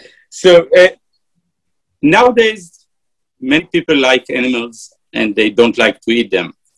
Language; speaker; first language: English; non-native, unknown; Hebrew